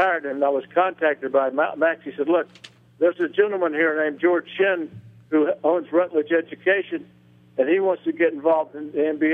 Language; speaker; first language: English; native; English